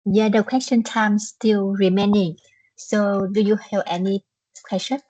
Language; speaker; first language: English; non-native, learner; Vietnamese